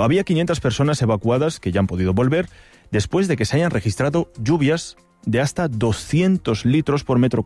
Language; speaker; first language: Spanish; native; Spanish